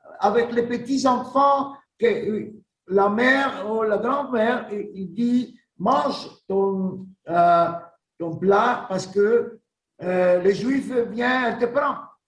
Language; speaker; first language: French; non-native, learner; Greek